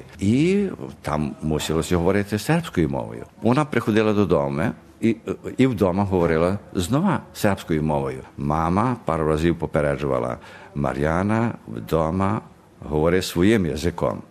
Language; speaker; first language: Ukrainian; early bilingual, heritage; Ukrainian